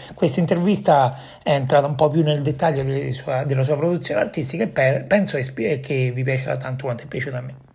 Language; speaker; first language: Italian; native; Italian